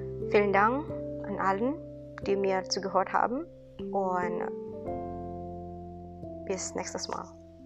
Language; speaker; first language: German; non-native, fluent; Indonesian